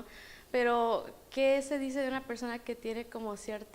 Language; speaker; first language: Spanish; early bilingual, heritage; Spanish